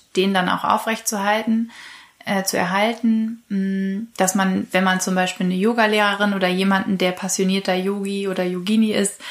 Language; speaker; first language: German; native; German